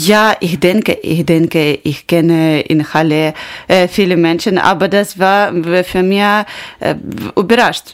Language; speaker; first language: German; non-native, learner; Ukrainian